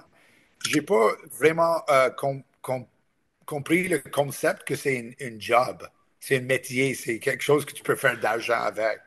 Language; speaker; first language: French; non-native, local second language; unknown